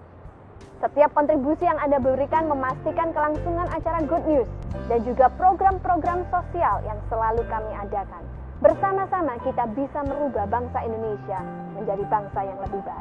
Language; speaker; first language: Indonesian; native; Indonesian